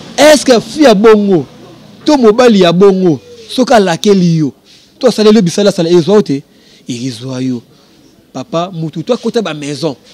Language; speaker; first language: Lingala; native; Lingala